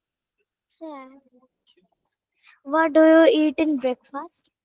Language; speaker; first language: English; non-native, learner; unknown